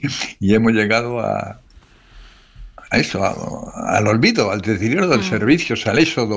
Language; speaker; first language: Spanish; native; Spanish